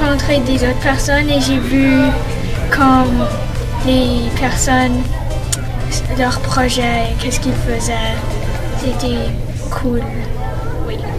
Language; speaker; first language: French; non-native, local second language; English